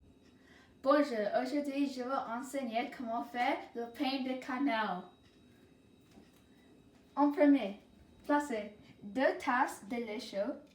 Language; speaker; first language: French; non-native, learner; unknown